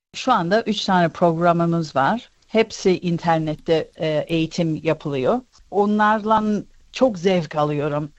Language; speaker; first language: Turkish; early bilingual, heritage; Turkish